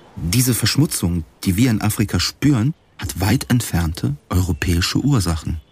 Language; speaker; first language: German; native; German